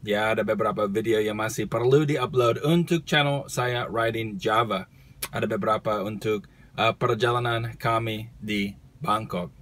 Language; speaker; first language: Indonesian; non-native, fluent; English